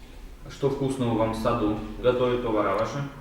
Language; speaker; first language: Russian; native; Russian